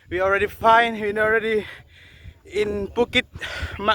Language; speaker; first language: English; non-native, learner; Indonesian